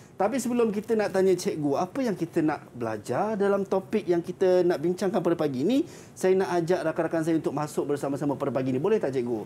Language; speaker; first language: Malay; native; Malay